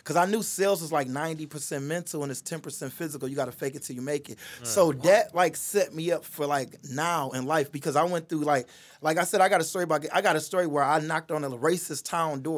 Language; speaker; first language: English; native; English